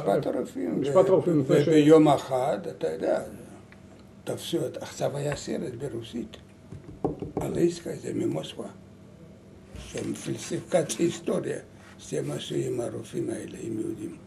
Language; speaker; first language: Hebrew; non-native, learner; Lithuanian